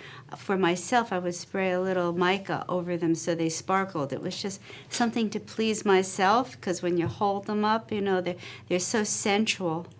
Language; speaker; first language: English; native; English